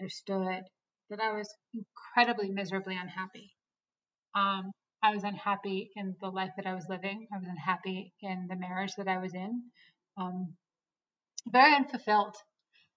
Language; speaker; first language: English; native; English